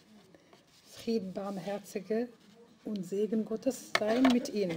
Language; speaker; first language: German; non-native, fluent; Arabic